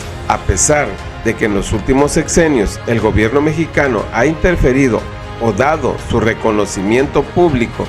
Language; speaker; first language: Spanish; native; Spanish